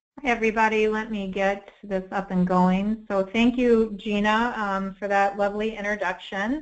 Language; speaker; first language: English; native; English